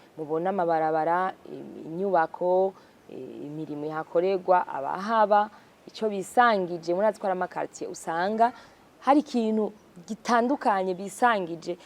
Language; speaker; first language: Rundi; early bilingual, heritage; Rundi